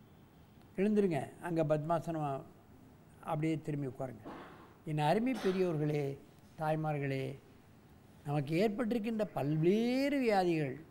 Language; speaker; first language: Tamil; native; Tamil